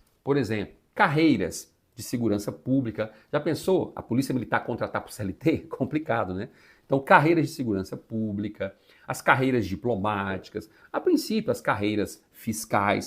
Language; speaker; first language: Portuguese; native; Portuguese